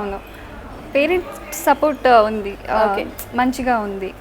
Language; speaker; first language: Telugu; non-native, learner; Kannada